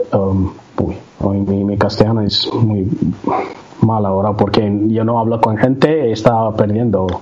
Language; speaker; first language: Spanish; non-native, learner; Tamil